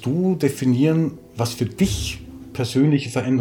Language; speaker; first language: German; native; German